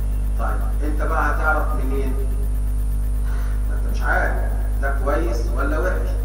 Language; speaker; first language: Arabic; native; Arabic